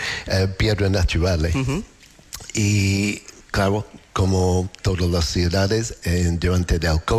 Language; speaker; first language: Spanish; non-native, learner; English